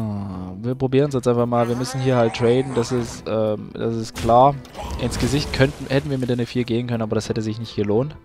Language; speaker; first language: German; native; German